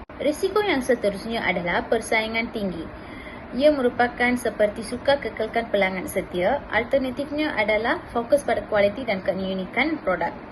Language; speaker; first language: Malay; non-native, local second language; Tamil